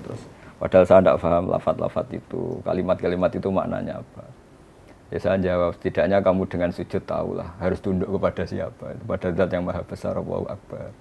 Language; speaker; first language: Indonesian; native; Indonesian